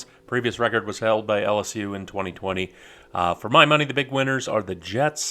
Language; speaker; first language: English; native; English